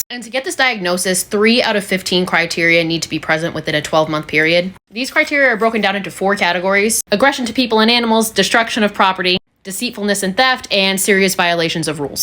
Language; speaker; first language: English; native; English